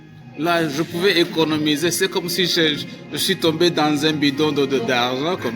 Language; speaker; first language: French; non-native, local second language; Kinyarwanda